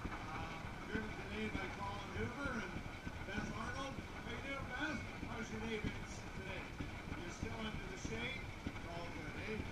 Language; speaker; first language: English; native; English